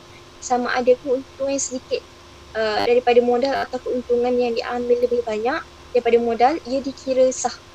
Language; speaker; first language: Malay; native; Malay